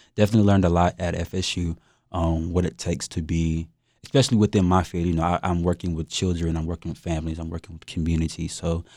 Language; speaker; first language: English; native; English